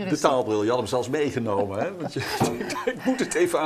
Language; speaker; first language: Dutch; native; Dutch